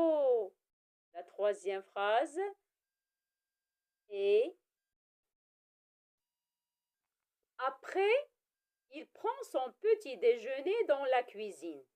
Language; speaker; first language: French; non-native, local second language; Arabic